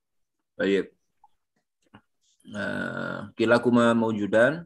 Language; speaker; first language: Arabic; non-native, fluent; Indonesian